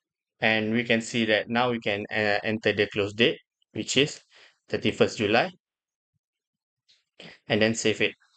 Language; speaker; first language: English; non-native, local second language; Malay